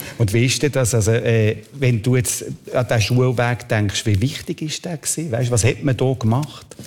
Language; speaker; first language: German; native; German